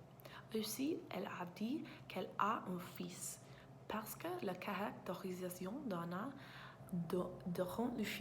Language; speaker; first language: French; non-native, learner; English